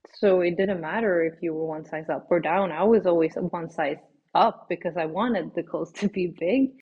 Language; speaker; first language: English; non-native, fluent; Swedish